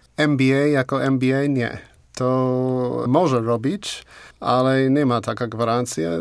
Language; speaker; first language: Polish; non-native, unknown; English